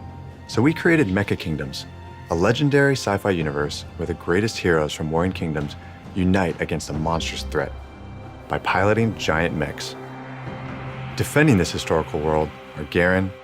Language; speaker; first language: English; native; English